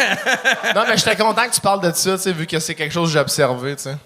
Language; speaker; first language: French; native; French